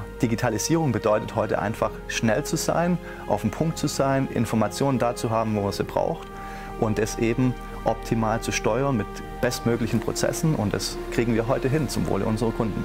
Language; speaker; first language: German; native; German